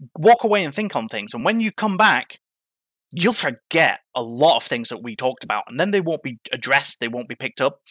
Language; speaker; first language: English; native; English